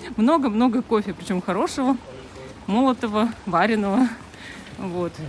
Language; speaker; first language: Russian; native; Russian